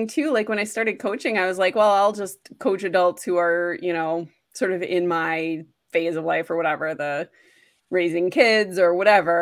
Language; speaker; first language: English; native; English